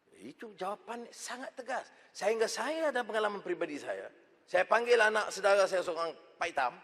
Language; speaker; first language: Malay; native; Malay